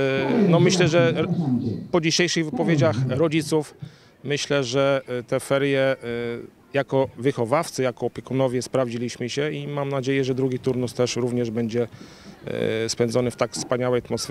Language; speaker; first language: Polish; native; Polish